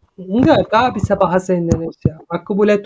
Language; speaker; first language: Indonesian; non-native, learner; Turkish